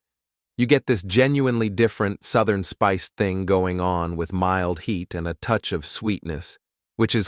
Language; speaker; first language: English; native; English